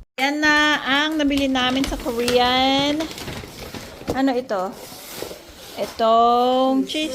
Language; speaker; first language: Filipino; native; Filipino